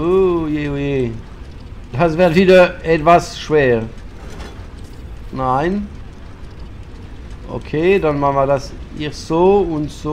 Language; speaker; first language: German; non-native, fluent; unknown